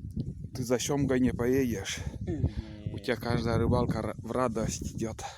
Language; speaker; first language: Russian; native; Russian